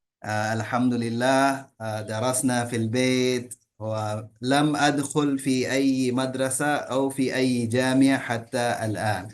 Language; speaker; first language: Arabic; early bilingual, heritage; Indonesian